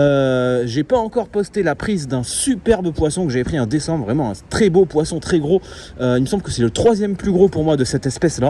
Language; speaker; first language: French; native; French